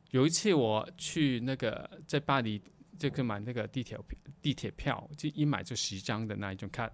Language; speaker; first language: Chinese; non-native, local second language; Cantonese